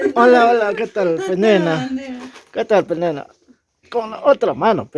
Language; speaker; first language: Spanish; native; Spanish